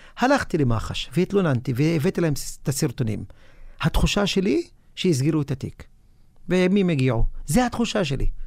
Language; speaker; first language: Hebrew; non-native, local second language; Arabic